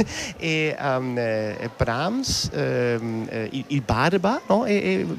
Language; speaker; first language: Italian; non-native, learner; German